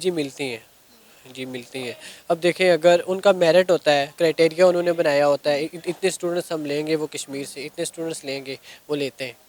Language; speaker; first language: Urdu; non-native, local second language; Kashmiri